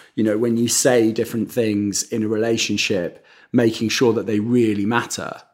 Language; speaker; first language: English; native; English